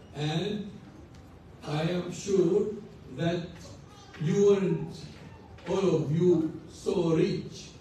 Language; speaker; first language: English; non-native, fluent; Arabic